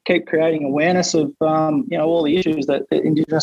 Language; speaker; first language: English; native; English